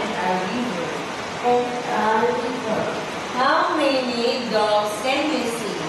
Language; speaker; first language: English; non-native, fluent; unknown